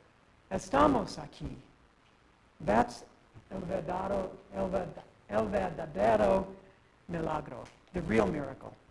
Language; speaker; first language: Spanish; non-native, learner; English